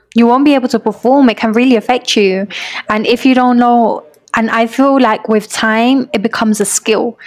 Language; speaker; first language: English; native; English